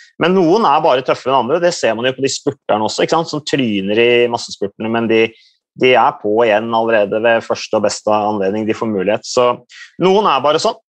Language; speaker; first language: Norwegian; native; Norwegian